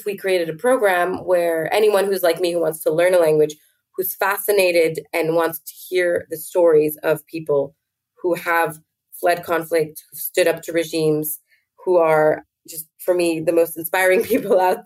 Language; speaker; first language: English; native; English